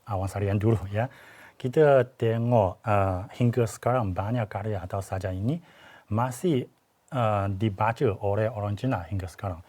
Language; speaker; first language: Malay; non-native, fluent; Chinese